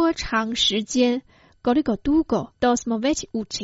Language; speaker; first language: Croatian; non-native, fluent; Chinese